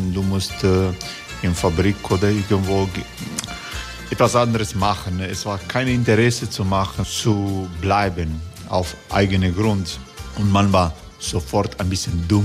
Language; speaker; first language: German; non-native, learner; Croatian